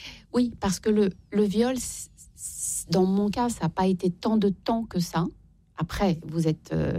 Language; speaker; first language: French; native; French